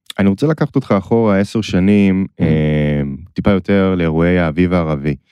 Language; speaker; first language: Hebrew; native; Hebrew